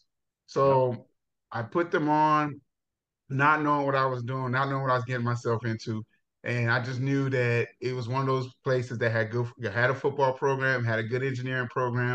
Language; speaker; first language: English; native; English